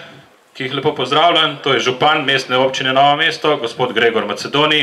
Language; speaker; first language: Slovenian; native; Slovenian